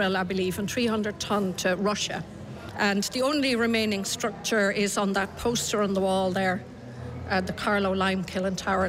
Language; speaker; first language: English; native; English